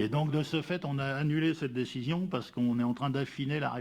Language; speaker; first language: French; native; French